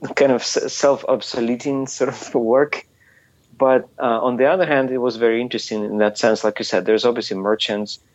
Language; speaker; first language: English; non-native, fluent; Ukrainian